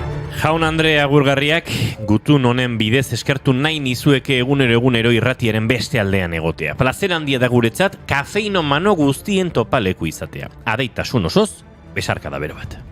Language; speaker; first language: Basque; native; Basque